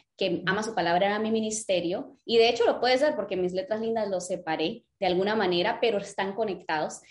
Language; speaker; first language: Spanish; early bilingual, other home language; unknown